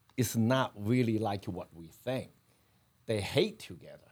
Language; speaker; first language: English; non-native, fluent; Chinese